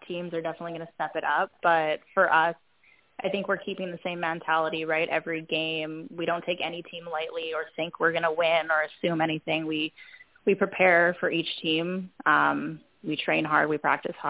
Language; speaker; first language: English; native; English